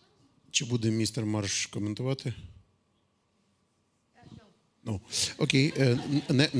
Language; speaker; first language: Ukrainian; native; Ukrainian